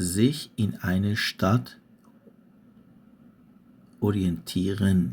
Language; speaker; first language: German; non-native, fluent; Persian